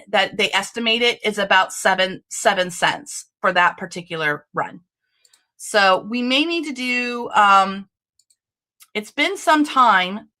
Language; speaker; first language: English; native; English